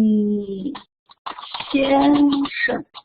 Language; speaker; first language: Chinese; non-native, fluent; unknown